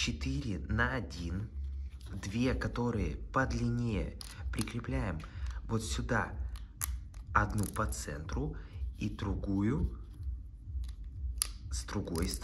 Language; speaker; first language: Russian; native; Russian